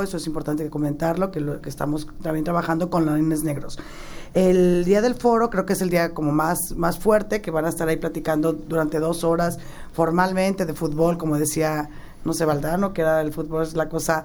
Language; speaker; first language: Spanish; native; Spanish